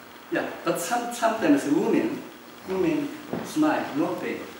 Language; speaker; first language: English; non-native, learner; Japanese